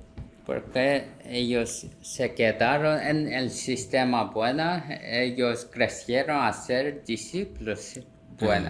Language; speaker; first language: Spanish; non-native, learner; Korean